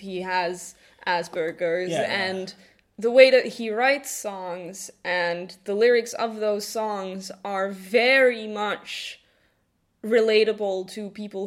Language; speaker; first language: English; non-native, fluent; Dutch